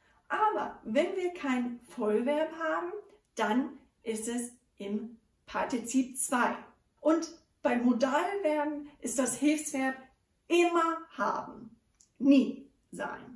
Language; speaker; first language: German; non-native, fluent; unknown